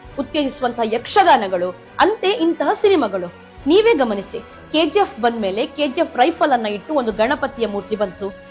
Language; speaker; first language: Kannada; non-native, local second language; Tulu